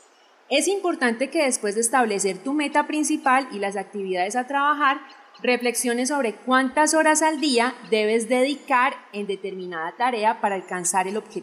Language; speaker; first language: Spanish; native; Spanish